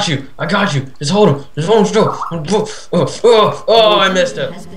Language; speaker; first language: English; native; English